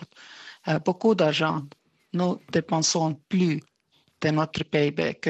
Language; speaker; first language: French; non-native, fluent; Estonian